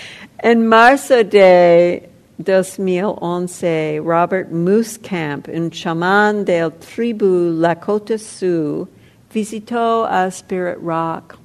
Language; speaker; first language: Spanish; non-native, fluent; English